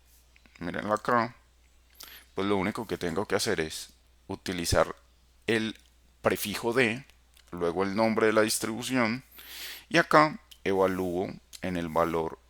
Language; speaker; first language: Spanish; native; Spanish